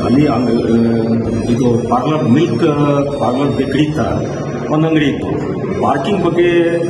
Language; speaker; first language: Kannada; non-native, learner; Hindi